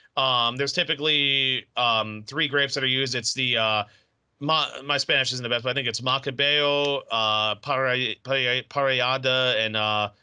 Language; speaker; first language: English; native; English